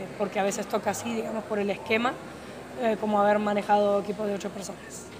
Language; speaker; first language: Spanish; native; Spanish